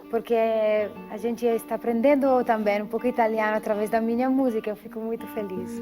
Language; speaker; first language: Portuguese; non-native, learner; Italian